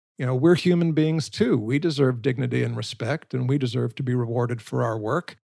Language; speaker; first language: English; native; English